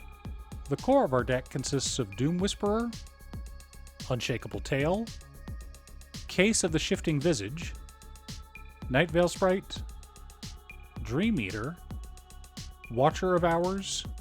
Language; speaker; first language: English; native; English